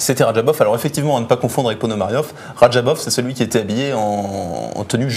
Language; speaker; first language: French; native; French